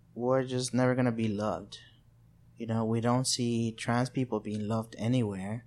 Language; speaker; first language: English; non-native, fluent; Spanish